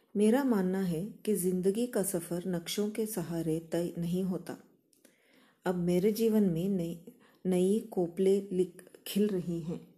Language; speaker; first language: Hindi; non-native, local second language; Kannada